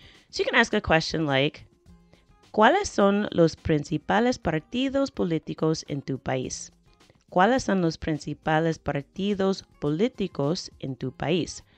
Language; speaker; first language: Spanish; non-native, fluent; English